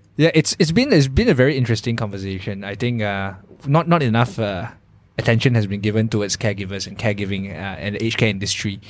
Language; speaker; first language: English; non-native, local second language; Chinese